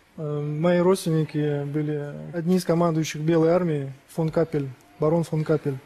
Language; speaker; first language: Russian; native; Russian